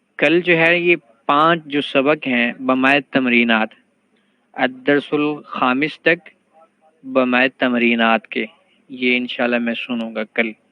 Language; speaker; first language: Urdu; native; Urdu